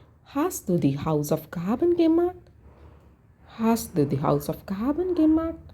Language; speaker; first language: German; non-native, learner; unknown